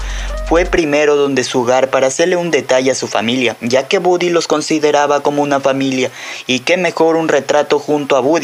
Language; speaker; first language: Spanish; native; Spanish